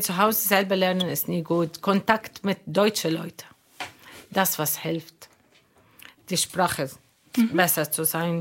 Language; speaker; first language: German; non-native, learner; Arabic